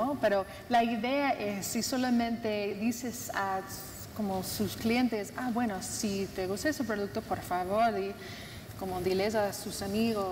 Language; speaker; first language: Spanish; non-native, fluent; English